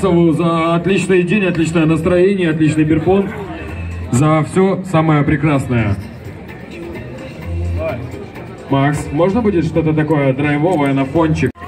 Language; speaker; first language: Russian; native; Russian